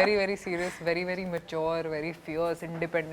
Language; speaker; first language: Telugu; non-native, fluent; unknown